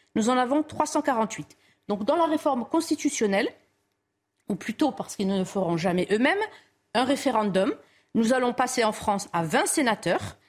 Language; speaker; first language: French; non-native, local second language; Arabic